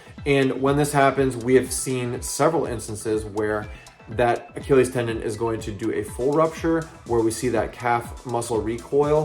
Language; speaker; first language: English; native; English